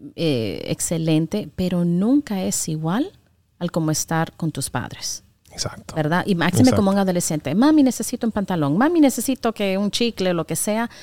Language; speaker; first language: Spanish; native; Spanish